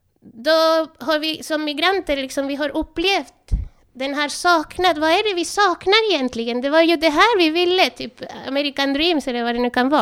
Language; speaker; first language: Swedish; non-native, fluent; Spanish